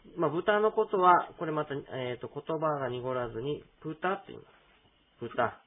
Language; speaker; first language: Japanese; native; Japanese